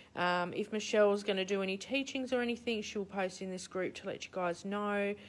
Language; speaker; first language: English; native; English